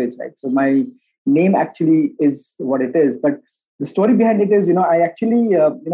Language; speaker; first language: English; non-native, local second language; Hindi